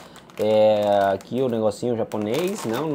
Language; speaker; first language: Portuguese; native; Portuguese